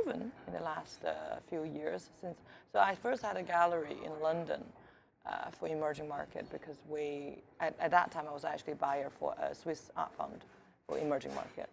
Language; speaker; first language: English; native; English